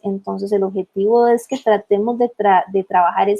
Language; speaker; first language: Spanish; native; Spanish